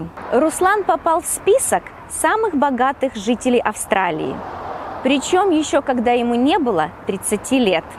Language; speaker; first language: Russian; native; Russian